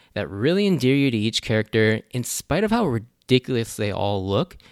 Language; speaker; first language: English; native; English